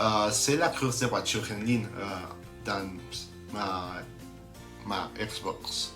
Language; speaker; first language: French; non-native, learner; Spanish